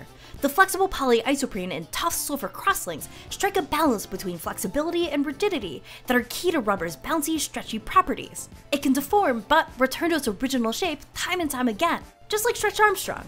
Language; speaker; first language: English; native; English